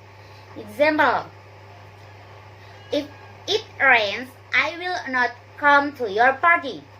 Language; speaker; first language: English; non-native, learner; Indonesian